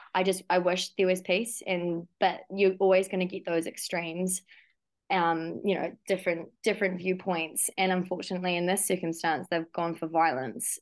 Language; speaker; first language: English; native; English